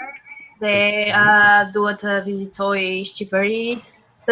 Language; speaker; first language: Albanian; non-native, learner; Bulgarian